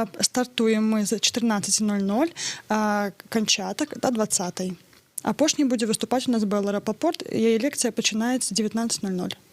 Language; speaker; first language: Belarusian; non-native, local second language; Russian